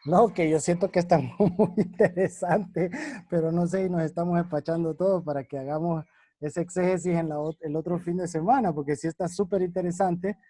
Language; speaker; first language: Spanish; native; Spanish